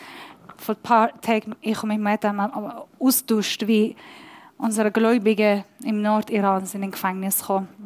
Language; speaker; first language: German; non-native, learner; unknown